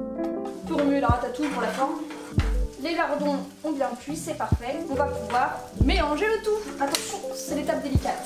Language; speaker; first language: French; native; French